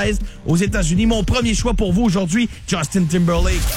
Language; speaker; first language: French; native; French